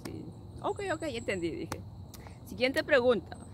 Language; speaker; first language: Spanish; native; Spanish